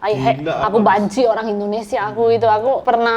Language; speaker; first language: Indonesian; non-native, fluent; Spanish